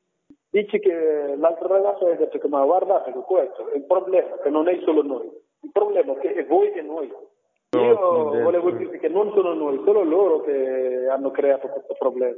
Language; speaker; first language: Italian; non-native, learner; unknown